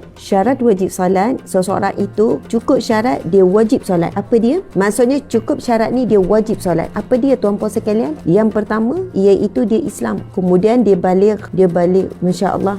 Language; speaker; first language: Malay; native; Malay